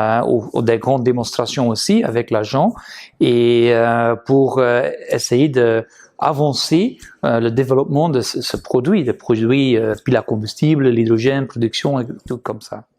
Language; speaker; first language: French; non-native, fluent; Dutch